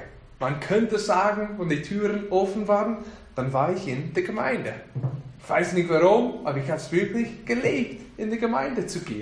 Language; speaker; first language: German; non-native, fluent; English